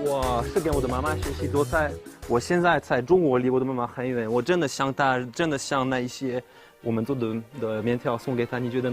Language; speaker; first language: Chinese; non-native, fluent; French